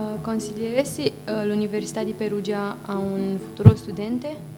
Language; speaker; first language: Italian; non-native, learner; Romanian